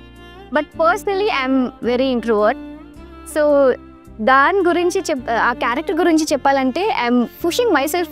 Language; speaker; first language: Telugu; non-native, learner; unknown